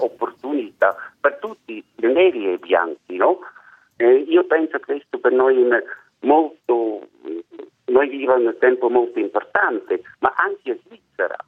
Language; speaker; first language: Italian; non-native, learner; German